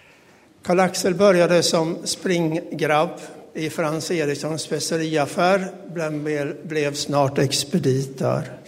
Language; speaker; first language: Swedish; native; Swedish